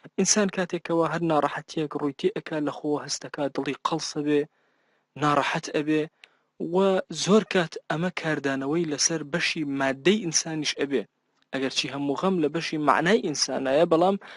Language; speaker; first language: Central Kurdish; non-native, local second language; Gurani